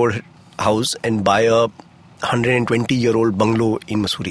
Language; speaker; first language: English; non-native, local second language; Hindi